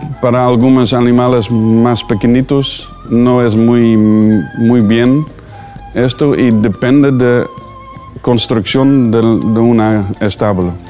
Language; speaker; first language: Spanish; non-native, learner; Dutch